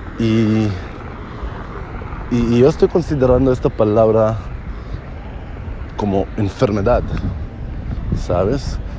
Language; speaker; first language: Spanish; non-native, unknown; Hebrew